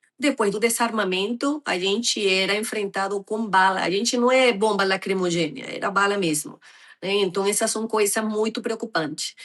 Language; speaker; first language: Portuguese; non-native, fluent; Spanish